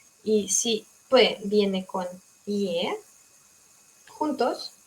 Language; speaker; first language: Spanish; non-native, fluent; Russian